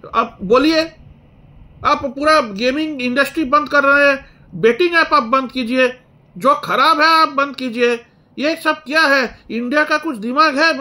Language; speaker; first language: Hindi; non-native, local second language; Bangla